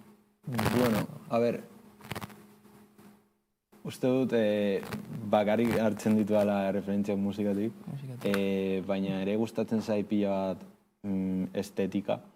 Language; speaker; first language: Basque; non-native, local second language; Spanish